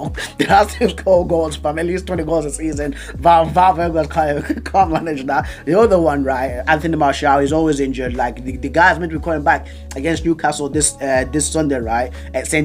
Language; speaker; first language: English; native; English